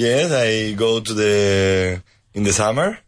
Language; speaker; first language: English; non-native, learner; Spanish